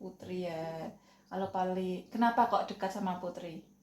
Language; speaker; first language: Indonesian; native; Indonesian